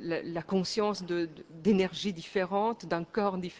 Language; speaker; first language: French; native; French